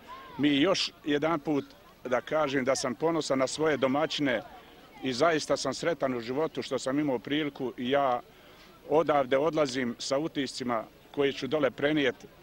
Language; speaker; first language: Bosnian; native; Bosnian